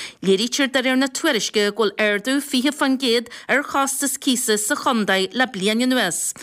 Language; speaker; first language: Irish; native; Irish